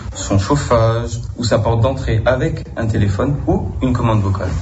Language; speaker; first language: French; non-native, fluent; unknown